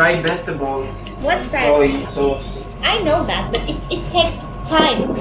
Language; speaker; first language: English; non-native, learner; Turkish